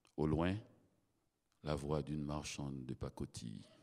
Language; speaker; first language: French; native; French